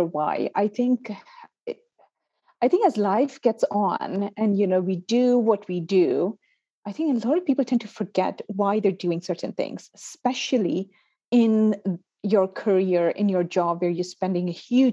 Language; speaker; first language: English; non-native, local second language; Urdu